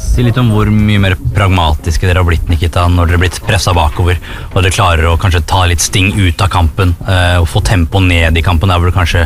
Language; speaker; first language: Norwegian; native; Norwegian